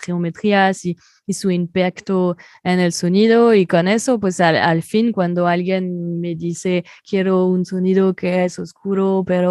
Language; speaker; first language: Spanish; non-native, fluent; French